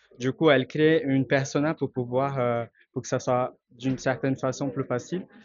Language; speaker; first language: French; non-native, fluent; Spanish